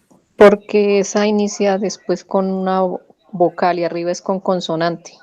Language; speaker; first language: Spanish; native; Spanish